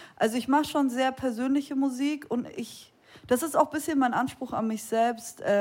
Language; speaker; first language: German; early bilingual, other home language; Kurdish